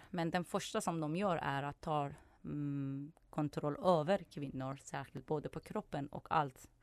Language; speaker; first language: Swedish; non-native, fluent; Persian